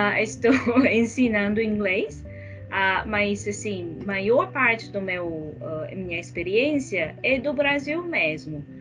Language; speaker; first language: Portuguese; non-native, fluent; Japanese